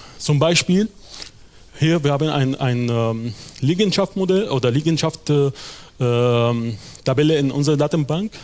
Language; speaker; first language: German; non-native, fluent; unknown